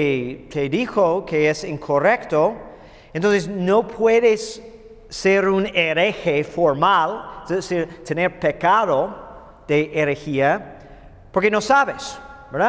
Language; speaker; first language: Spanish; non-native, fluent; English